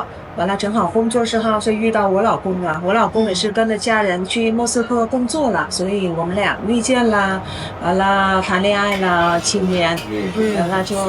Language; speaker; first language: Chinese; non-native, fluent; Vietnamese